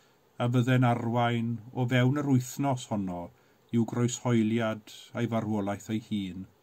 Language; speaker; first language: Welsh; native; Welsh